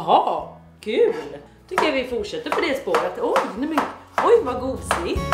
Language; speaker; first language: Swedish; native; Swedish